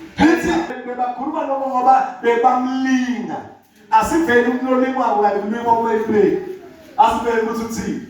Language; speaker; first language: Zulu; non-native, local second language; Swati